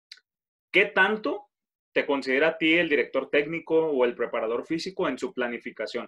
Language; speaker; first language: Spanish; native; Spanish